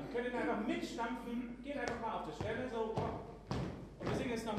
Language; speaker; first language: German; native; German